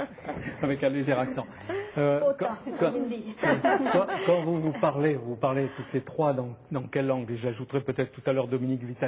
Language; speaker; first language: French; native; French